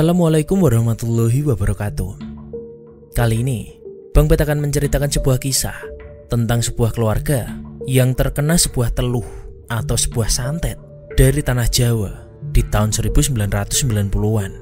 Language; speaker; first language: Indonesian; native; Indonesian